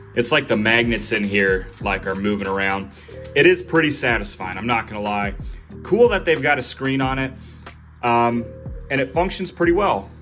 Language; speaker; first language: English; native; English